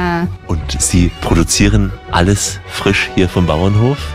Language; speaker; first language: German; native; German